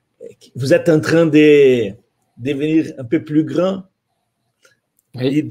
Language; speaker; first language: French; non-native, fluent; Portuguese